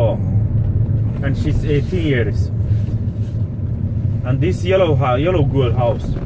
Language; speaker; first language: English; non-native, learner; Somali